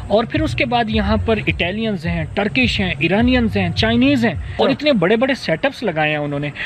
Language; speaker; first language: Urdu; non-native, local second language; Punjabi